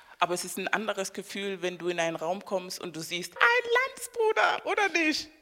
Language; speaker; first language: German; non-native, fluent; Spanish